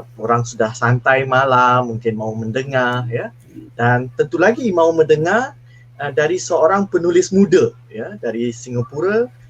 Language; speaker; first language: Malay; native; Malay